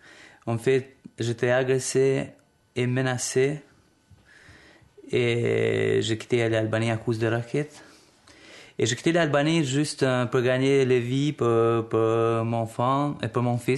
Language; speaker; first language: French; non-native, learner; Albanian